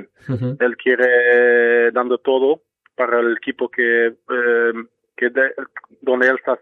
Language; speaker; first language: Spanish; non-native, fluent; Dutch